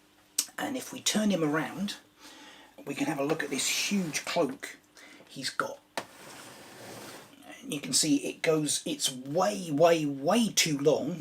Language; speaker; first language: English; native; English